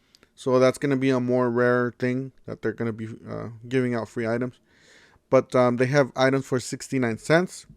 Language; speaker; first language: English; native; English